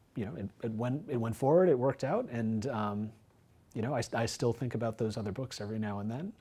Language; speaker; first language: English; native; English